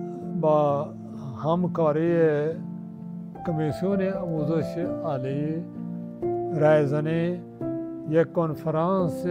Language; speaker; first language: Persian; non-native, fluent; Urdu